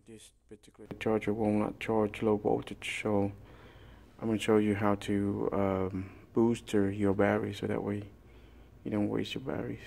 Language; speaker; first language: English; non-native, fluent; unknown